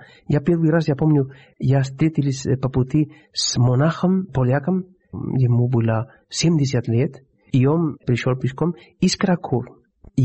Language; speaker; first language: Russian; non-native, fluent; Spanish